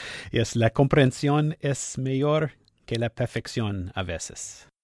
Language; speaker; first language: Spanish; non-native, learner; English